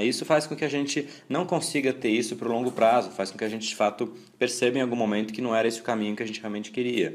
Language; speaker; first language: Portuguese; native; Portuguese